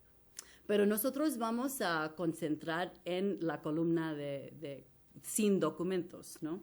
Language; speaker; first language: Spanish; non-native, fluent; English